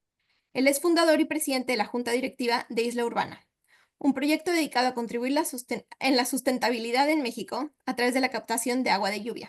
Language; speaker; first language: Spanish; native; Spanish